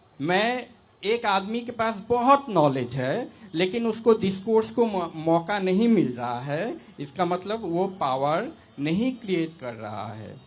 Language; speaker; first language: Hindi; non-native, local second language; Assamese